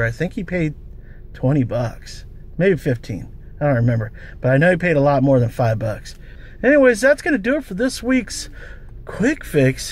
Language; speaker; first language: English; native; English